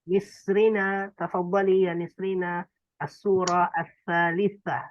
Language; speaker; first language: Arabic; non-native, fluent; Indonesian